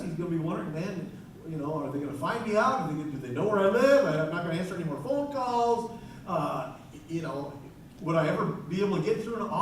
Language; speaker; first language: English; native; English